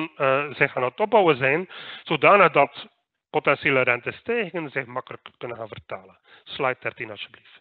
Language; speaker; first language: Dutch; native; Dutch